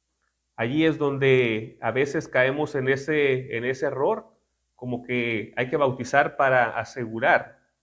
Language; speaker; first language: Spanish; native; Spanish